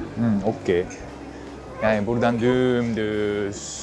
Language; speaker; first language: Turkish; non-native, fluent; Japanese